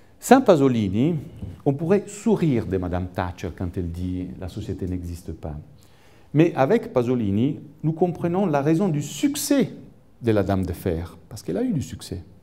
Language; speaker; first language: French; non-native, fluent; Italian